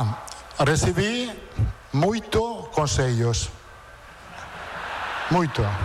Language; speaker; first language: Portuguese; non-native, fluent; Italian